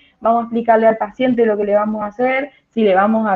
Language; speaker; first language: Spanish; native; Spanish